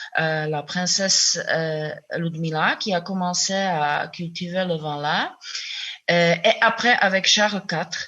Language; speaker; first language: French; non-native, fluent; Czech